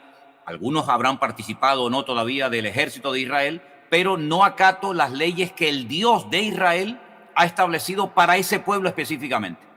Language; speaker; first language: Spanish; native; Spanish